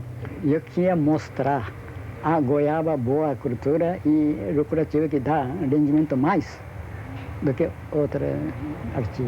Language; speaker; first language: Portuguese; non-native, learner; Japanese